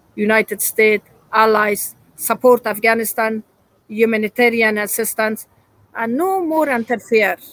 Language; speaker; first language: English; non-native, learner; Persian